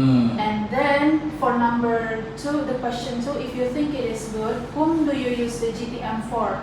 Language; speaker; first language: English; non-native, learner; Indonesian